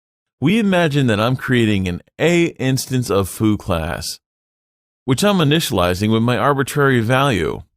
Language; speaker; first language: English; non-native, fluent; French